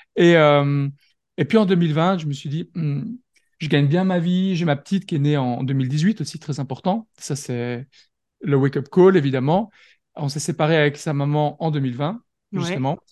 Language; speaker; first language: French; native; French